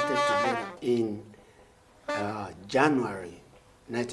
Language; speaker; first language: English; non-native, local second language; Yoruba